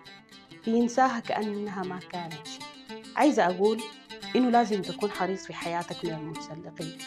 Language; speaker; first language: Arabic; native; Arabic